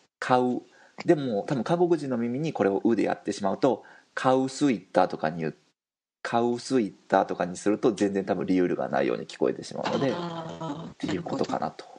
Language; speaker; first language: Japanese; native; Japanese